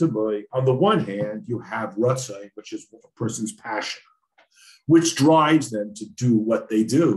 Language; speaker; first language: English; native; English